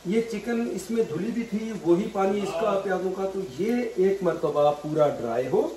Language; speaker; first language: Urdu; native; Urdu